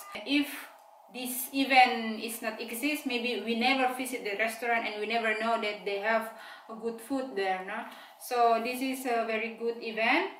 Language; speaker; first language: English; non-native, fluent; Indonesian